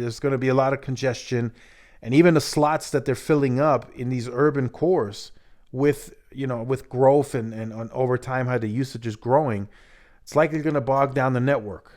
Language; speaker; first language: English; native; English